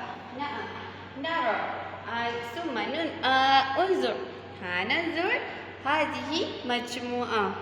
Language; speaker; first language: Arabic; non-native, learner; Malay